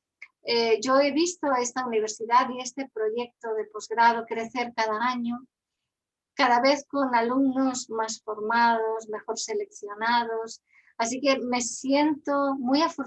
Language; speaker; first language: Spanish; native; Spanish